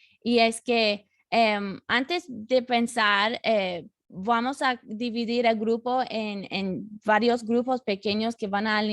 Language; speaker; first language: Spanish; non-native, fluent; English